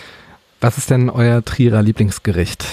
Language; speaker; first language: German; native; German